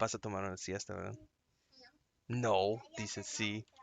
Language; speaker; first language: Spanish; non-native, learner; English